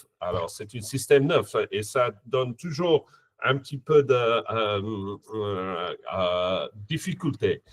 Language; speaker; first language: French; non-native, fluent; English